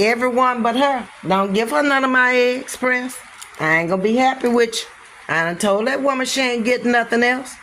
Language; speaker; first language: English; native; English